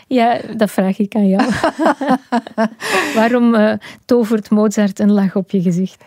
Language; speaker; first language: Dutch; native; Dutch